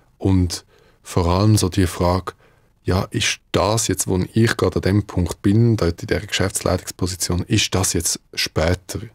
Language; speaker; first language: German; early bilingual, other home language; Dutch